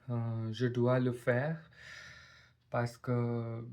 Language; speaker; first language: French; non-native, learner; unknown